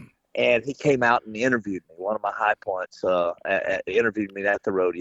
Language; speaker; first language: English; native; English